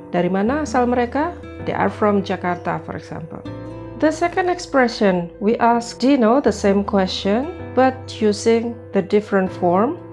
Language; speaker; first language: English; non-native, fluent; Indonesian